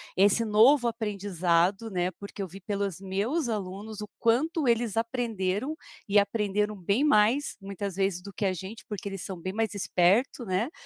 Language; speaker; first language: Portuguese; native; Portuguese